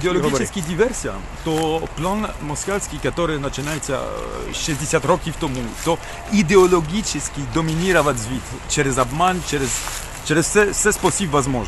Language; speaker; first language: Ukrainian; non-native, learner; French